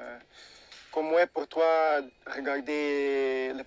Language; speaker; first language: French; non-native, fluent; Portuguese